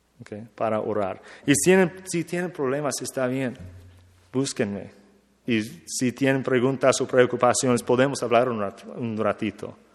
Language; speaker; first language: Spanish; non-native, learner; English